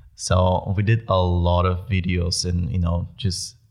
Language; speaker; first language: English; non-native, fluent; Bulgarian